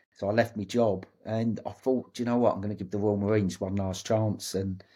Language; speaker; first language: English; native; English